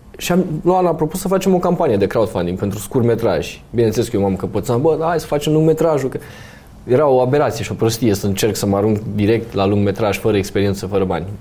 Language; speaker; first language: Romanian; native; Romanian